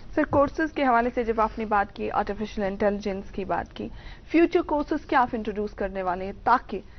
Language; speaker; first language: Hindi; non-native, local second language; Kashmiri